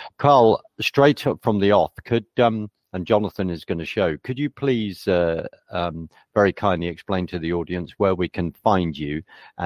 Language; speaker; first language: English; native; English